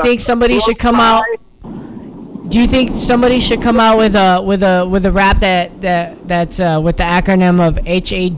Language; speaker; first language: English; early bilingual, other home language; Spanish